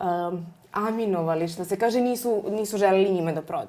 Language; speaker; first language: Serbian; native; Serbian